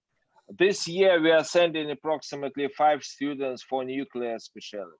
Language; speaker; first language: English; non-native, fluent; Russian